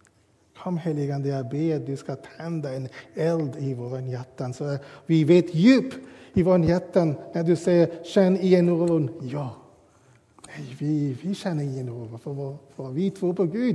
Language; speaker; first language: Swedish; non-native, fluent; English